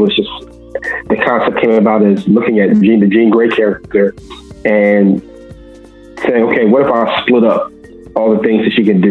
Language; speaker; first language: English; native; English